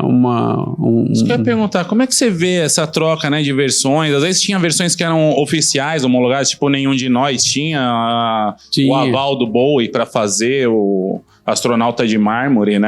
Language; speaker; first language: Portuguese; native; Portuguese